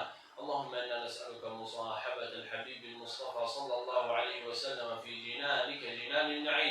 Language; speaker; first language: Arabic; native; Arabic